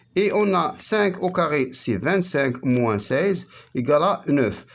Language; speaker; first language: French; non-native, local second language; Arabic